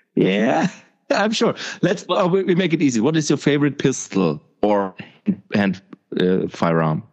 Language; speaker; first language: English; non-native, fluent; German